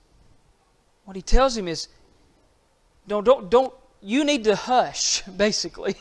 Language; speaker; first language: English; native; English